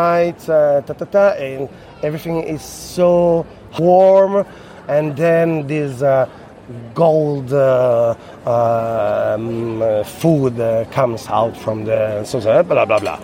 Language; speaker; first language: English; non-native, fluent; Italian